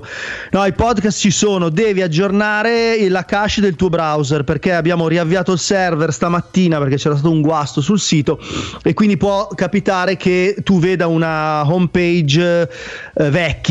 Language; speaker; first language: Italian; native; Italian